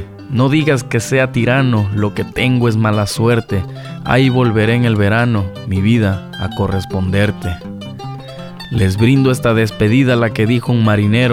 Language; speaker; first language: Spanish; native; Spanish